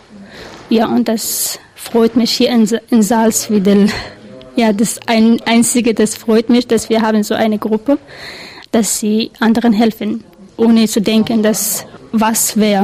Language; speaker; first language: German; non-native, learner; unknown